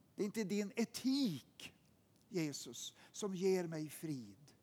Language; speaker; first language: Swedish; native; Swedish